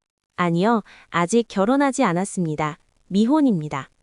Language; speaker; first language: Korean; non-native, learner; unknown